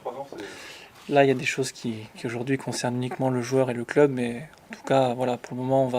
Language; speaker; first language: French; native; French